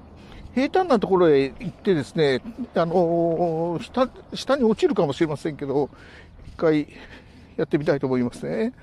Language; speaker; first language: Japanese; native; Japanese